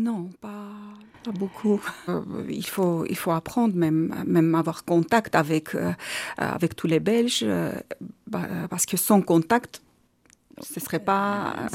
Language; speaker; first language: French; non-native, learner; Armenian